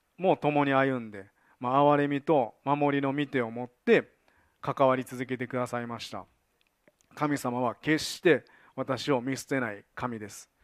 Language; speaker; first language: Japanese; native; Japanese